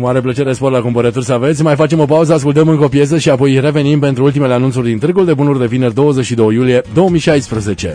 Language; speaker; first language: Romanian; native; Romanian